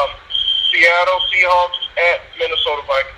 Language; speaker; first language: English; native; English